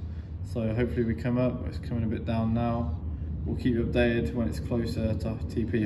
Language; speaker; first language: English; native; English